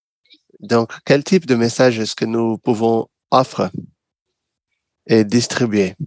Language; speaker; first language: French; non-native, fluent; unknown